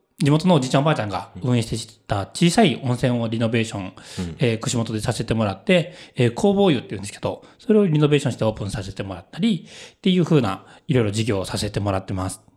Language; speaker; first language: Japanese; native; Japanese